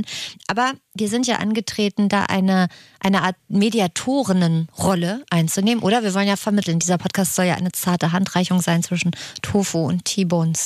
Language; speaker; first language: German; native; German